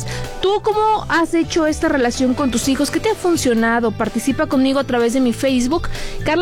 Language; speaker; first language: Spanish; native; Spanish